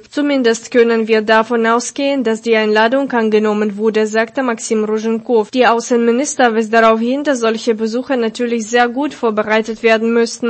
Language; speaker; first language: German; non-native, fluent; Russian